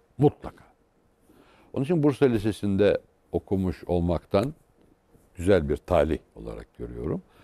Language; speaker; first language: Turkish; native; Turkish